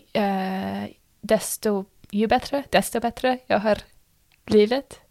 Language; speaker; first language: Swedish; non-native, fluent; English